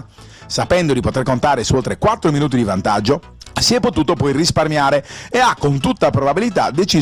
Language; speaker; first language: Italian; native; Italian